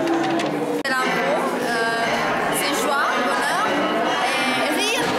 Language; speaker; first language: French; non-native, fluent; Romanian